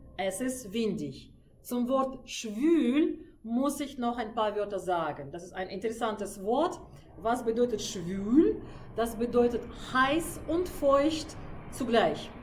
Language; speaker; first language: German; non-native, fluent; Russian